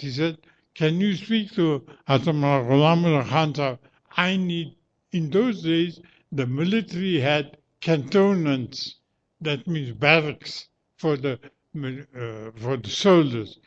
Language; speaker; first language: English; native; English